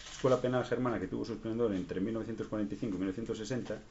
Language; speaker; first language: Spanish; non-native, local second language; Galician